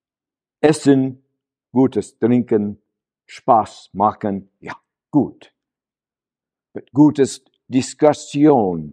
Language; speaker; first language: German; non-native, learner; English